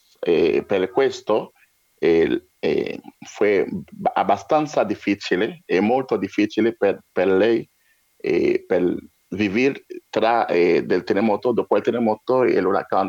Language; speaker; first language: Italian; non-native, learner; French